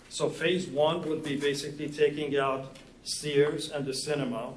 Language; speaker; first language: English; non-native, fluent; Persian